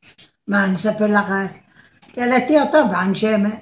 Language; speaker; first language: Hebrew; non-native, learner; Arabic